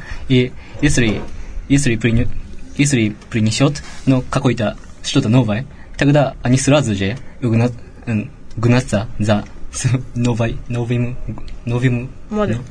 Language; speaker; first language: Russian; non-native, learner; Japanese